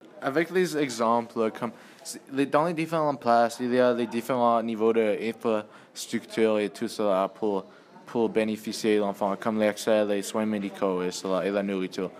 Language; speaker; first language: French; non-native, learner; English